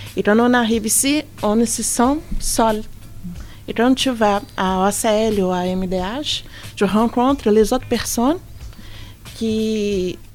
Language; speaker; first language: French; non-native, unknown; Portuguese